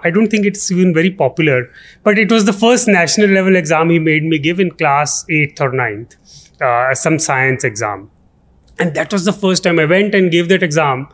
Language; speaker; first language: English; non-native, local second language; Punjabi